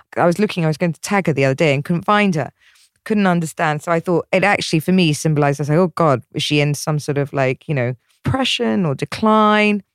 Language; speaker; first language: English; native; English